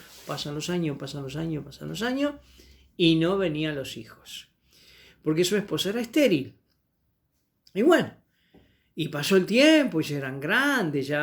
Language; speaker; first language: Spanish; native; Spanish